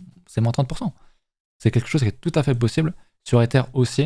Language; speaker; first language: French; native; French